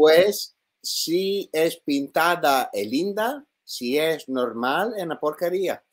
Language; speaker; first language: Spanish; non-native, learner; Italian